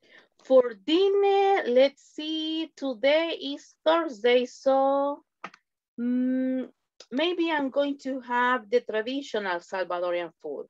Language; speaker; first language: English; non-native, fluent; Spanish